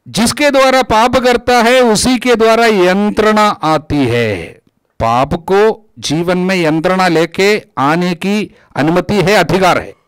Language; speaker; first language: Hindi; non-native, local second language; Malayalam